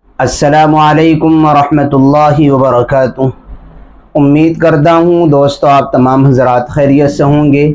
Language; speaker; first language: Hindi; native; Hindi